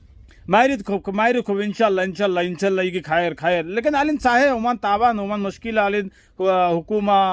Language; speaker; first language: Arabic; non-native, learner; Bangla